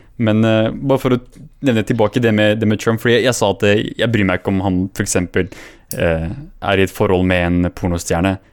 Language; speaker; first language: Norwegian; early bilingual, other home language; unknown